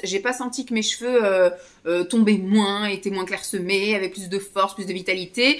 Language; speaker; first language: French; native; French